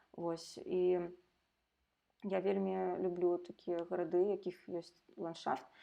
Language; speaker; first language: Belarusian; non-native, local second language; Russian